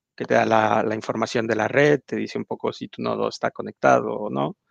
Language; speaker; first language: Spanish; native; Spanish